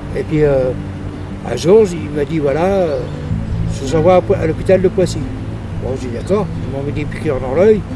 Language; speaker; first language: French; native; French